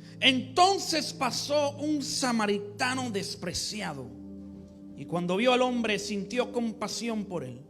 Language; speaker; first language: Spanish; early bilingual, heritage; English